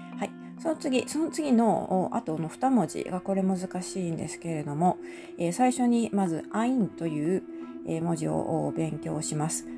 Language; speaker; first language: Japanese; native; Japanese